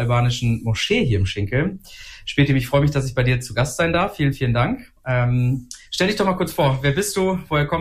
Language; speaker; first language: German; native; German